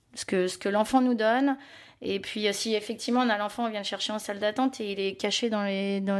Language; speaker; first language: French; native; French